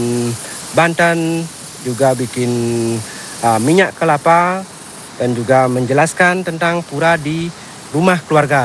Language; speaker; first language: Indonesian; non-native, local second language; Balinese